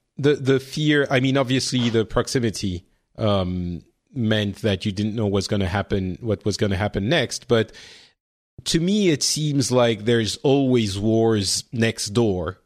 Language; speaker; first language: English; non-native, fluent; French